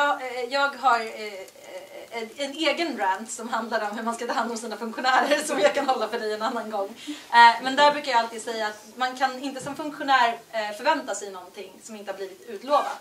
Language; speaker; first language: Swedish; native; Swedish